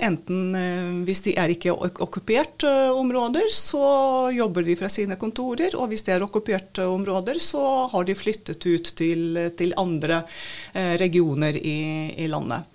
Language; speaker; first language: Norwegian; non-native, fluent; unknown